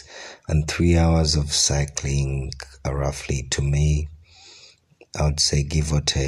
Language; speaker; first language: English; non-native, local second language; Ganda